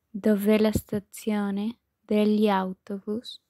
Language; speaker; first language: Italian; non-native, learner; Spanish